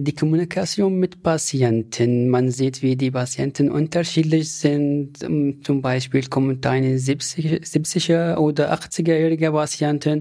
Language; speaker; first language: German; non-native, fluent; Arabic